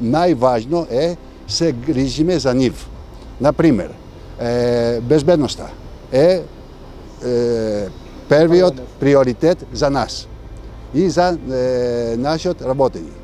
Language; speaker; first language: Macedonian; non-native, learner; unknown